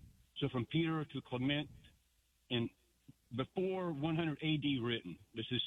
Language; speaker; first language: English; native; English